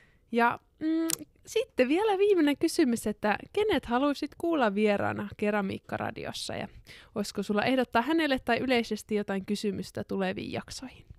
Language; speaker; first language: Finnish; native; Finnish